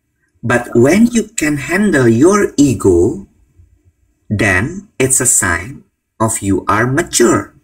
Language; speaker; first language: English; non-native, fluent; Indonesian